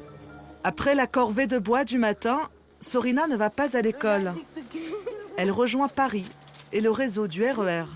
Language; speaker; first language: French; native; French